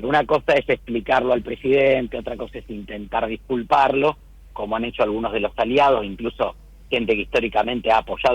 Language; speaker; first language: Spanish; native; Spanish